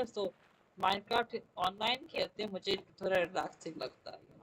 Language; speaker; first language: Hindi; non-native, local second language; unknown